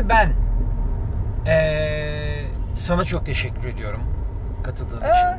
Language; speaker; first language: Turkish; native; Turkish